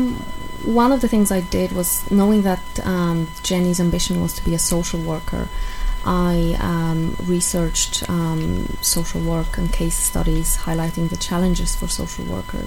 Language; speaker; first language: English; non-native, fluent; Polish